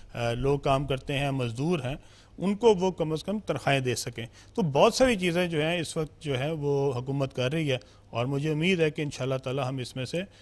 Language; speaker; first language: Urdu; non-native, local second language; Punjabi